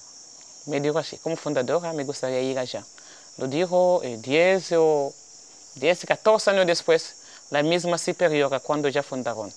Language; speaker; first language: Spanish; non-native, fluent; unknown